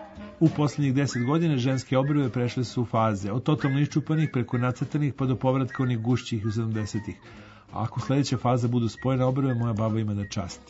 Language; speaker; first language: Croatian; native; Croatian